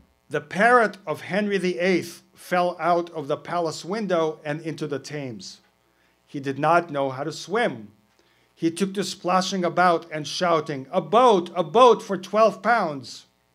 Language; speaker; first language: English; early bilingual, other home language; Russian